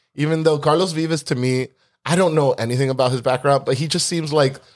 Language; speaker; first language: English; native; English